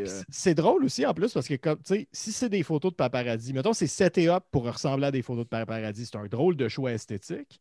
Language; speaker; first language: French; native; French